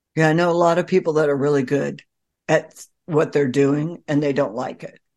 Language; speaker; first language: English; native; English